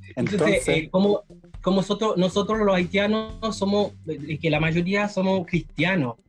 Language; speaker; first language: Spanish; non-native, fluent; Haitian Creole